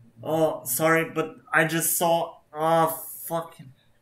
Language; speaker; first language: English; non-native, fluent; Albanian